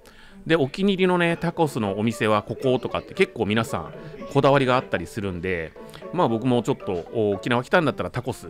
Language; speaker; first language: Japanese; native; Japanese